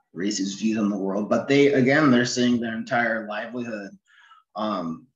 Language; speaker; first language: English; native; English